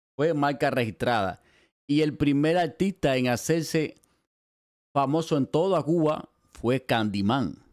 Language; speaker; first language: Spanish; native; Spanish